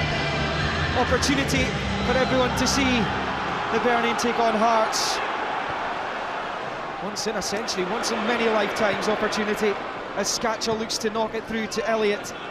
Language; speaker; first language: English; native; English